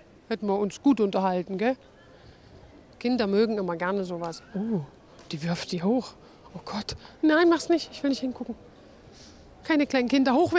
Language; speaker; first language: German; native; German